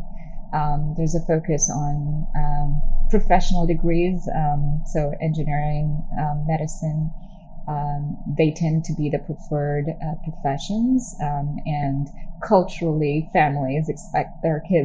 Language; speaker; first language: English; non-native, local second language; Tamil